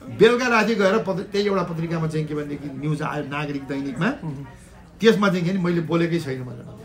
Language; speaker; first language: Nepali; native; Nepali